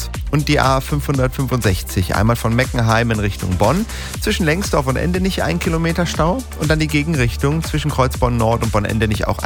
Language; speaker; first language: German; native; German